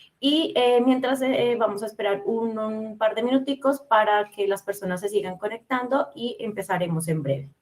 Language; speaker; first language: Spanish; native; Spanish